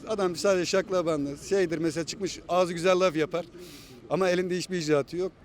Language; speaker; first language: Turkish; native; Turkish